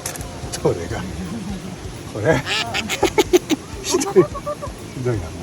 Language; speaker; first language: Japanese; native; Japanese